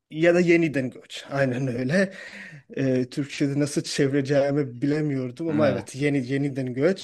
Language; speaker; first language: Turkish; non-native, fluent; Urdu